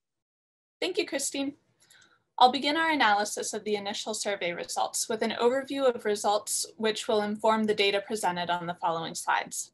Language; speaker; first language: English; native; English